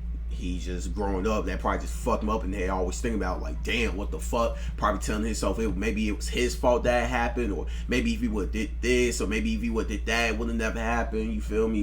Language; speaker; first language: English; native; English